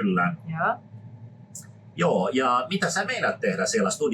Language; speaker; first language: Finnish; non-native, fluent; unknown